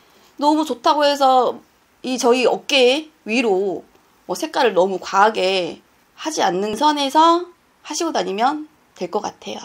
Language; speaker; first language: Korean; native; Korean